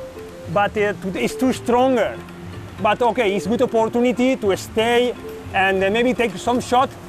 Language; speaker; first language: English; non-native, learner; Spanish